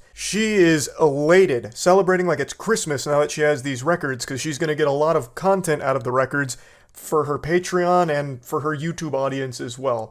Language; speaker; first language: English; native; English